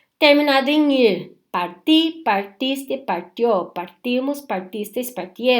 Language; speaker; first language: Spanish; non-native, fluent; Portuguese